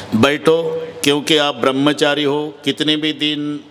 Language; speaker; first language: Hindi; non-native, local second language; Marathi